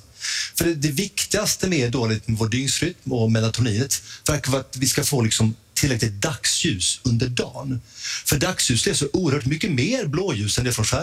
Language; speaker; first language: Swedish; native; Swedish